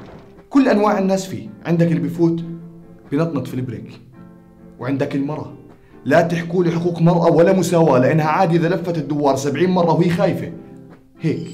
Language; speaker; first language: Arabic; native; Arabic